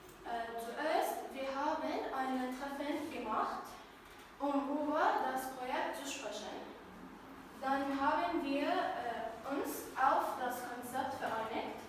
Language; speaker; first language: German; non-native, learner; Arabic